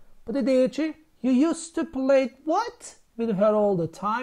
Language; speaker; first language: English; non-native, fluent; Azerbaijani